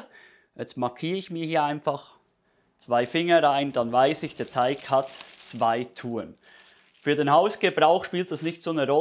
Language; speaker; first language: German; native; German